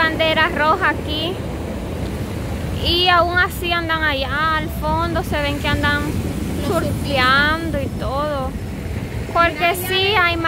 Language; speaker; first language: Spanish; native; Spanish